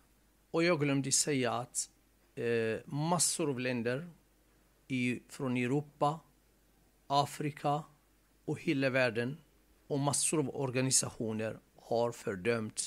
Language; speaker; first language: Swedish; non-native, fluent; Arabic